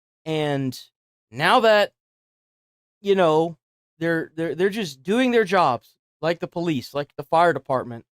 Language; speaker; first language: English; native; English